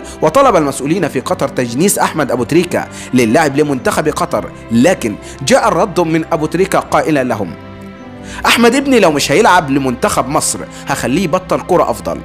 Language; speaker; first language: Arabic; native; Arabic